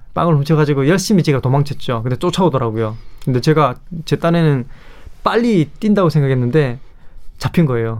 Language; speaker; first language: Korean; native; Korean